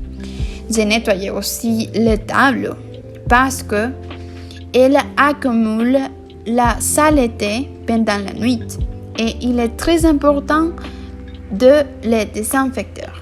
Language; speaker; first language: French; non-native, learner; Spanish